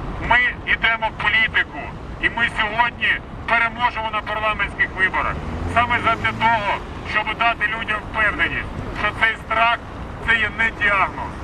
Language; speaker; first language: Ukrainian; native; Ukrainian